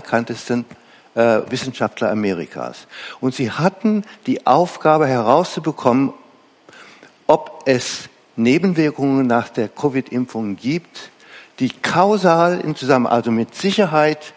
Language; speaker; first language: German; non-native, fluent; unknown